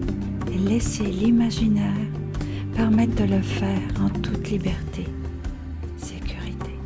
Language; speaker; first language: French; native; French